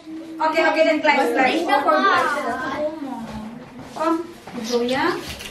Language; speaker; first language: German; non-native, learner; Filipino